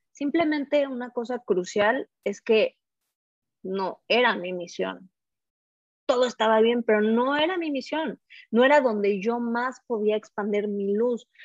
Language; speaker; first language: Spanish; native; Spanish